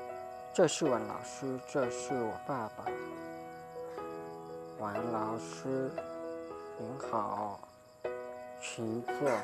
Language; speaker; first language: Chinese; non-native, fluent; Hmong